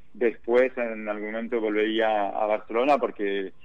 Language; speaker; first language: Spanish; non-native, fluent; French